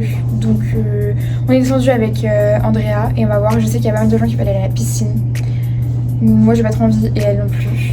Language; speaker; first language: French; native; French